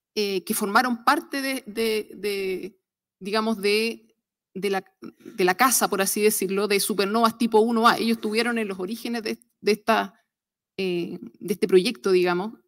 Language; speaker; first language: Spanish; native; Spanish